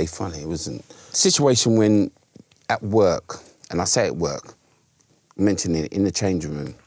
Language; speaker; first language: English; native; English